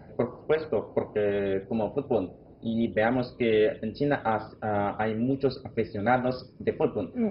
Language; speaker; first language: Spanish; non-native, fluent; Chinese